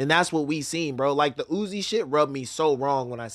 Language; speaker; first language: English; native; English